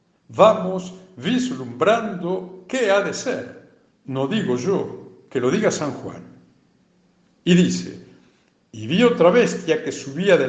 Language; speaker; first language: Spanish; native; Spanish